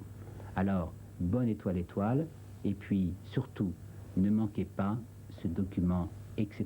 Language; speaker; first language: French; native; French